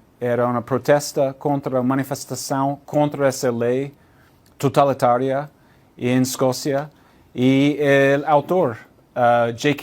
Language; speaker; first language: Portuguese; non-native, learner; English